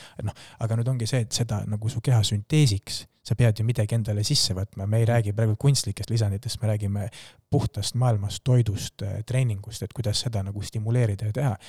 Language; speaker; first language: Estonian; native; Estonian